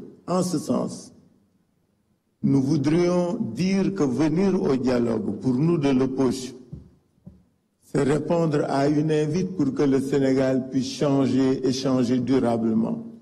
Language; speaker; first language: French; non-native, local second language; Wolof